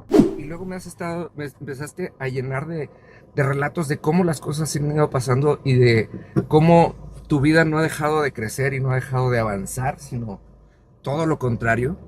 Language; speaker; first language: Spanish; native; Spanish